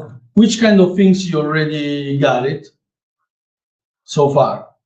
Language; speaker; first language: English; non-native, learner; Italian